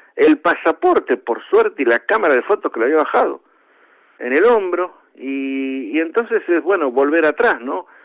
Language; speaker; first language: Spanish; native; Spanish